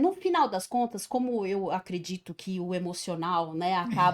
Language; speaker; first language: Portuguese; native; Portuguese